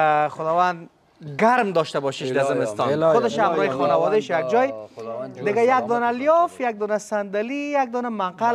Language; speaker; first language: Persian; native; Persian